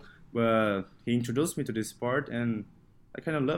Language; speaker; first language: English; non-native, fluent; Portuguese